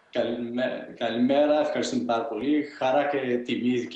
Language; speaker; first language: Greek; early bilingual, heritage; Greek